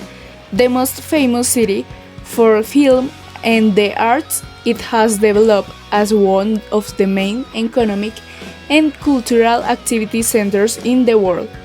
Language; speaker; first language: English; non-native, learner; Spanish